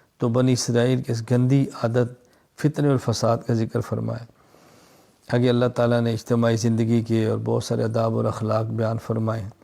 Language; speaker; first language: Urdu; non-native, local second language; Punjabi